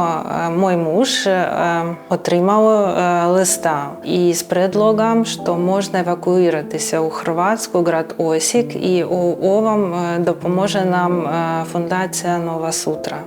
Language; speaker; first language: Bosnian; non-native, learner; Ukrainian